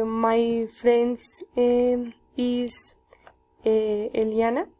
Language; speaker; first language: English; non-native, learner; Spanish